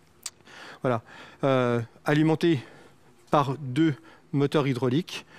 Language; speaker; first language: French; native; French